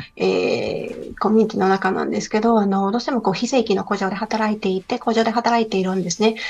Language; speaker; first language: Japanese; non-native, fluent; Spanish